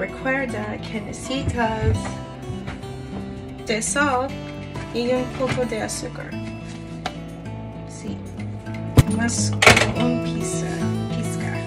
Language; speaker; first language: Spanish; non-native, learner; English